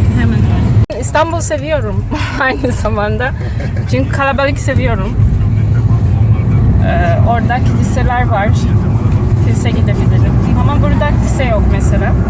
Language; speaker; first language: Turkish; non-native, fluent; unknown